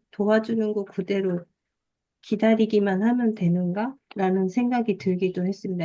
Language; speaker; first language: Korean; native; Korean